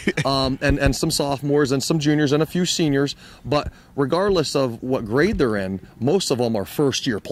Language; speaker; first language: English; native; English